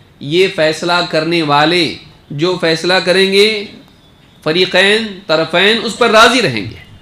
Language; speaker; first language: Urdu; native; Urdu